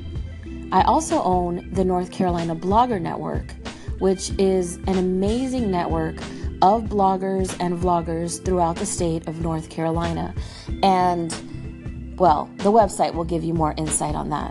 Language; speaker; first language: English; native; English